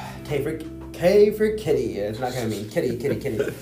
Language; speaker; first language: English; early bilingual, other home language; Spanish